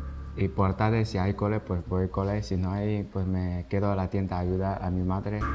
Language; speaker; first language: Spanish; non-native, learner; Chinese